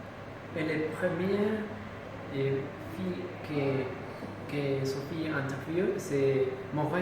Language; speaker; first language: French; non-native, learner; Spanish